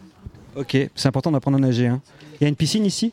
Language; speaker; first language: French; native; French